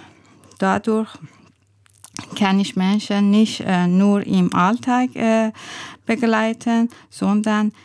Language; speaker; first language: German; non-native, learner; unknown